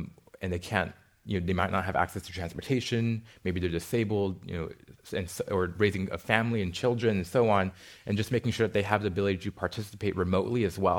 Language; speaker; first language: English; native; English